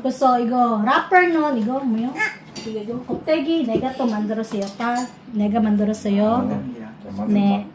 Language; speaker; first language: Korean; non-native, learner; Filipino